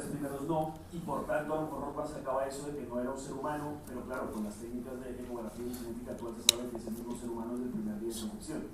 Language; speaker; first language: Spanish; native; Spanish